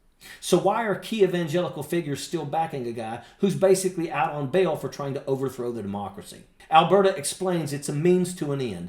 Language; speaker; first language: English; native; English